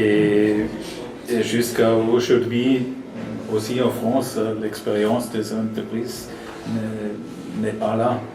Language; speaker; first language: French; non-native, learner; German